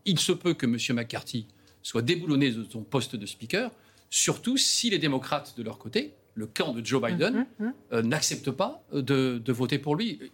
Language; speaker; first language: French; native; French